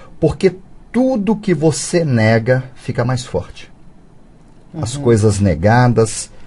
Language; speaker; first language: Portuguese; early bilingual, other home language; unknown